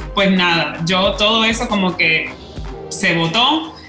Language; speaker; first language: Spanish; early bilingual, heritage; Spanish